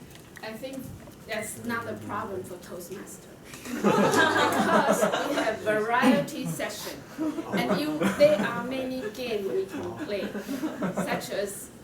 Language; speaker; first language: English; non-native, fluent; Chinese